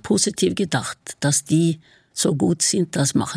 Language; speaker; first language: German; non-native, fluent; Norwegian